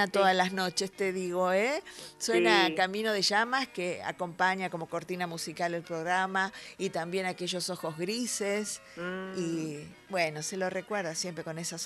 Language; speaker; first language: Spanish; native; Spanish